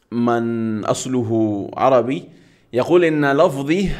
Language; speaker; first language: Arabic; non-native, fluent; Catalan